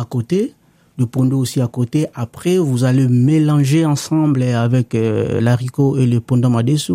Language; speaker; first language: French; non-native, local second language; Lingala